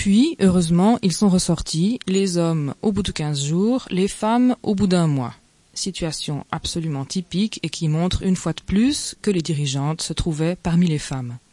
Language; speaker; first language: French; native; French